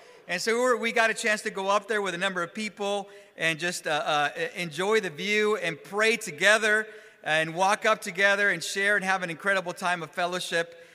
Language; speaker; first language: English; early bilingual, other home language; Spanish